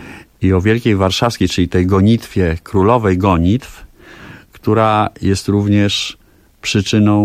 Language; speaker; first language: Polish; native; Polish